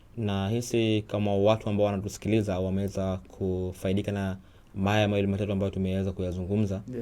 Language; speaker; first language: Swahili; native; Swahili